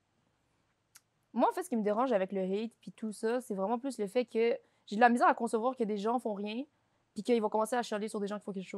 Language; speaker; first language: French; native; French